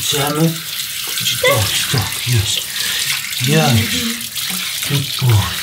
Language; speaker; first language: Polish; native; Polish